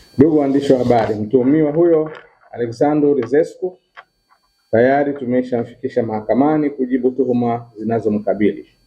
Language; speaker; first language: Swahili; native; Swahili